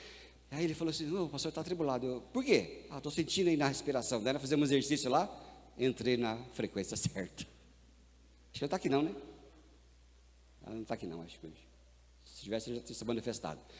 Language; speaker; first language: Portuguese; native; Portuguese